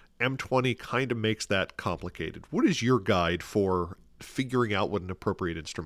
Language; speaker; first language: English; native; English